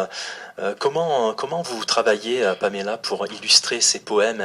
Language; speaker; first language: French; native; French